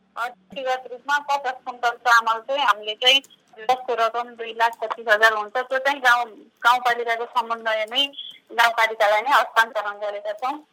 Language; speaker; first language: Nepali; native; Nepali